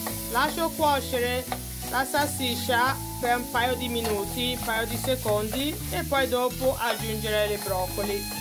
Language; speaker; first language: Italian; non-native, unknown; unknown